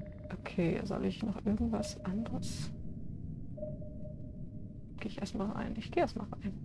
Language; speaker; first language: German; native; German